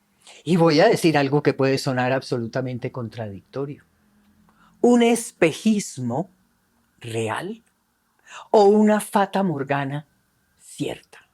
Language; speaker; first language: Spanish; native; Spanish